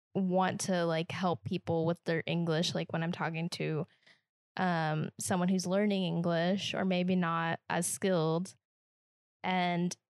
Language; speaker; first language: English; native; English